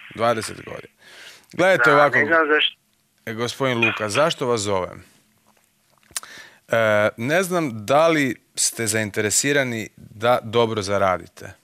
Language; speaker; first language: Croatian; native; Croatian